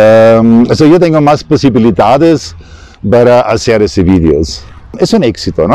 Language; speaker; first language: Spanish; non-native, learner; German